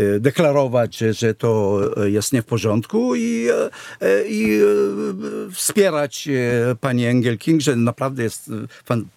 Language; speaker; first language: Polish; non-native, fluent; Hebrew